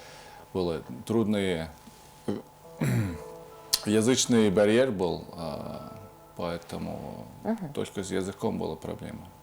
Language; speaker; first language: Russian; non-native, fluent; Mongolian